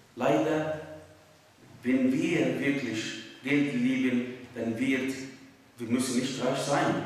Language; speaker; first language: German; non-native, fluent; Arabic